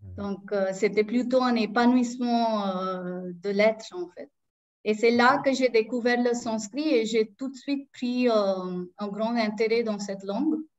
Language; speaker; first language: French; non-native, local second language; Marathi